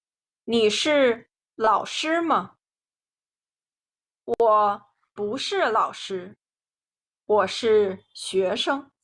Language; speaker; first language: Chinese; non-native, fluent; Nepali